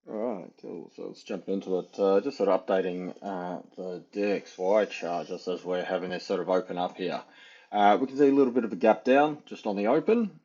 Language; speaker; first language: English; native; English